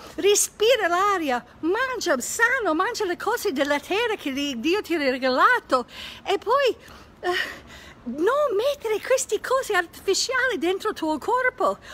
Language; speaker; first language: Italian; non-native, fluent; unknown